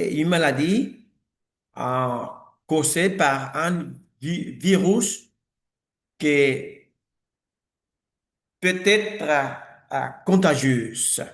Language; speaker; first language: French; non-native, learner; Spanish